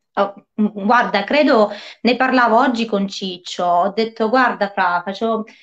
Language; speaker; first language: Italian; native; Italian